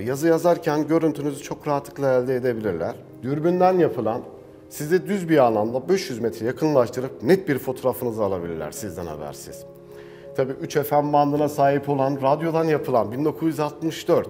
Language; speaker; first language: Turkish; native; Turkish